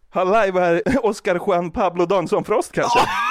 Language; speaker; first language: Swedish; native; Swedish